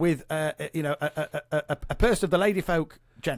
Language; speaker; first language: English; native; English